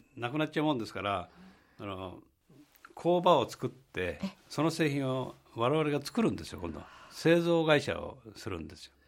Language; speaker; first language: Japanese; native; Japanese